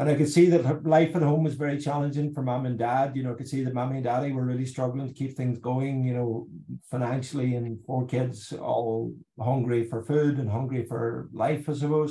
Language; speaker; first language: English; native; English